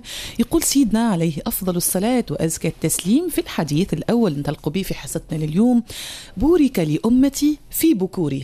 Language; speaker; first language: Arabic; native; Arabic